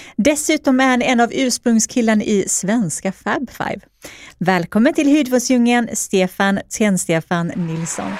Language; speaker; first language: Swedish; native; Swedish